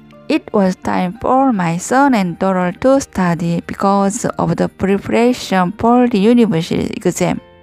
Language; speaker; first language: English; non-native, learner; Korean